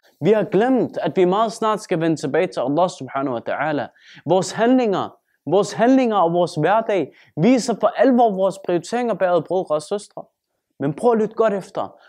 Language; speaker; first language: Danish; early bilingual, other home language; Turkish